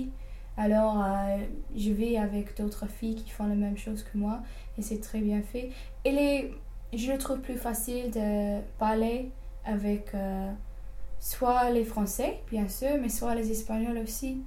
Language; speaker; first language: French; non-native, fluent; English